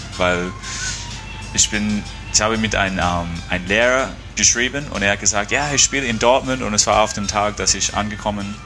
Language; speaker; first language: German; non-native, learner; English